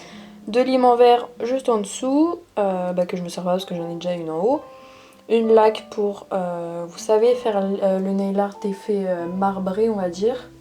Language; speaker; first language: French; native; French